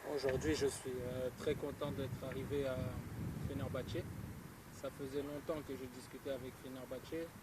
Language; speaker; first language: French; native; French